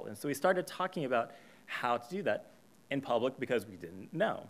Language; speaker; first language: English; native; English